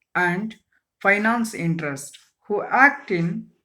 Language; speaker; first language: English; non-native, local second language; Kannada